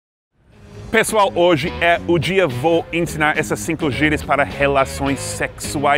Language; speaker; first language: Portuguese; non-native, fluent; English